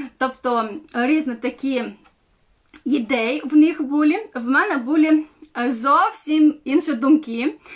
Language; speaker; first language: Ukrainian; non-native, local second language; Romanian